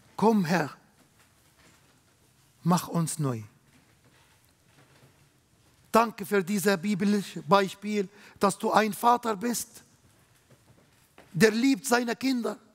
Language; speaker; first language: German; non-native, fluent; Arabic